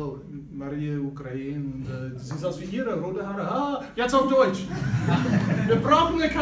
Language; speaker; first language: German; non-native, fluent; English